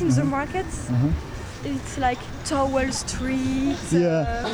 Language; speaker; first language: English; non-native, fluent; French